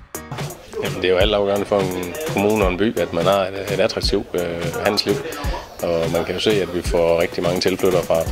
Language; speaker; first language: Danish; native; Danish